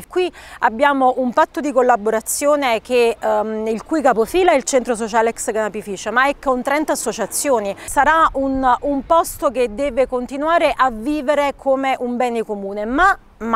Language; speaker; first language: Italian; native; Italian